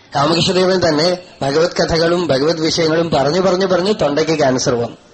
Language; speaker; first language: Malayalam; non-native, local second language; Tamil